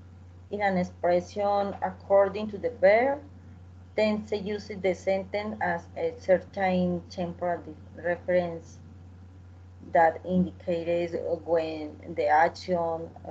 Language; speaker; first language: English; non-native, learner; Spanish